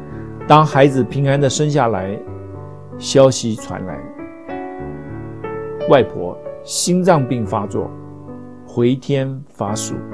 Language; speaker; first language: Chinese; native; Chinese